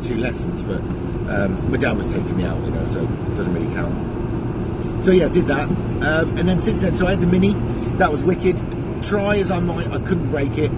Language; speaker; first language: English; native; English